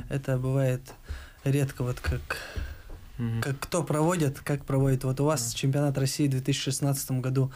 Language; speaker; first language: Russian; native; Russian